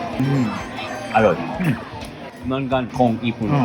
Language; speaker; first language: Thai; non-native, learner; Japanese